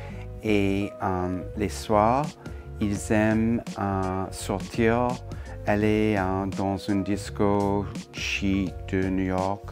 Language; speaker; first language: French; non-native, fluent; English